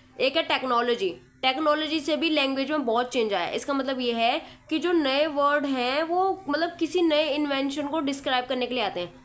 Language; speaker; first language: Hindi; native; Hindi